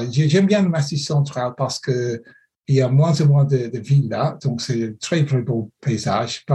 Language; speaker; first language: French; non-native, fluent; English